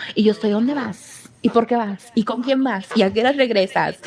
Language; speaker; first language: Spanish; early bilingual, heritage; Spanish